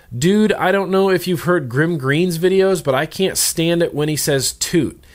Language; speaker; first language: English; native; English